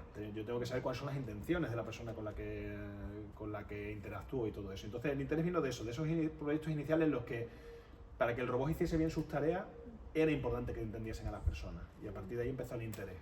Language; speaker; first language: Spanish; native; Spanish